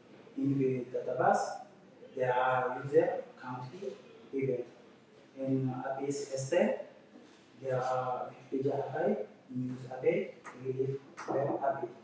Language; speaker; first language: English; non-native, learner; French